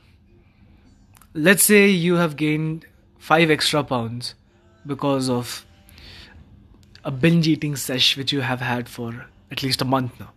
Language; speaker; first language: English; non-native, local second language; Hindi